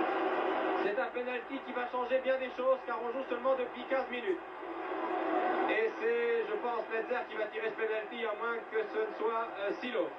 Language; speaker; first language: French; native; French